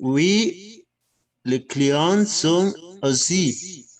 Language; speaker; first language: French; non-native, learner; Spanish